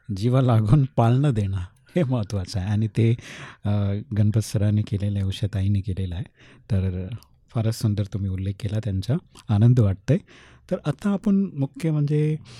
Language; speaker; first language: Marathi; non-native, local second language; Hindi